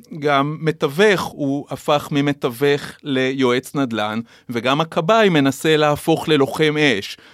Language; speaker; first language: Hebrew; native; Hebrew